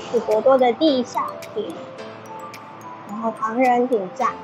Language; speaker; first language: Chinese; native; Chinese